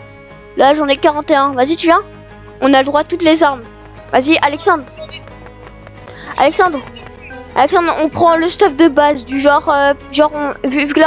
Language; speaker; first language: French; native; French